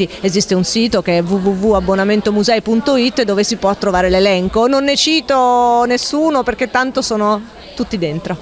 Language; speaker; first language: Italian; native; Italian